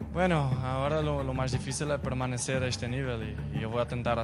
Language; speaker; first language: Spanish; non-native, fluent; Portuguese